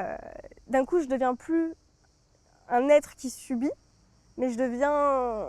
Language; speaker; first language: French; native; French